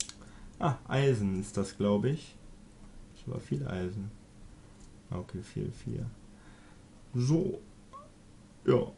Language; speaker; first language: German; native; German